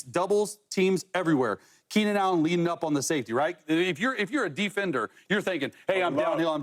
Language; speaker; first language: English; native; English